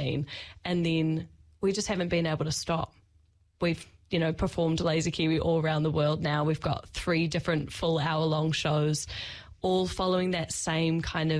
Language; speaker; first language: English; native; English